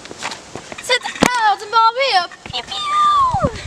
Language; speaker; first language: French; non-native, learner; English